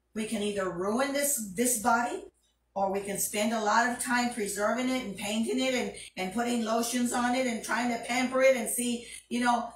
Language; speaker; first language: English; early bilingual, other home language; Spanish